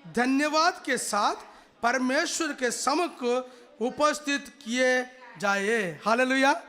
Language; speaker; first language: Hindi; non-native, local second language; Telugu